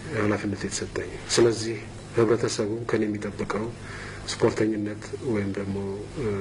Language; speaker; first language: Amharic; non-native, local second language; Tigrinya